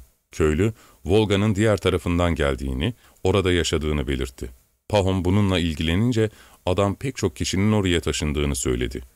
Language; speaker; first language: Turkish; native; Turkish